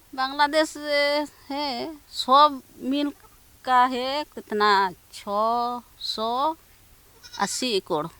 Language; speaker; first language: Hindi; non-native, local second language; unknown